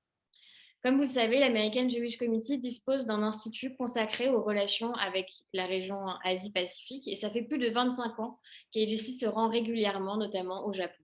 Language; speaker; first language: French; native; French